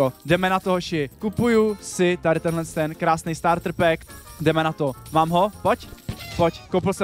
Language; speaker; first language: Czech; native; Czech